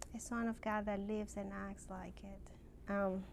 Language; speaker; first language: English; non-native, fluent; Spanish